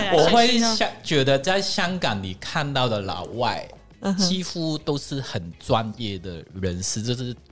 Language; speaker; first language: Chinese; non-native, local second language; Cantonese